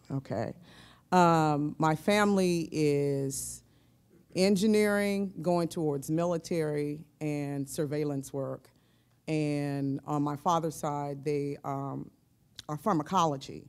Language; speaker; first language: English; native; English